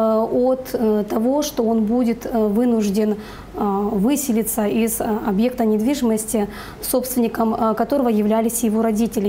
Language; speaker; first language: Russian; native; Russian